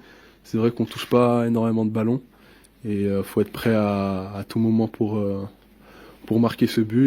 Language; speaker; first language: French; native; French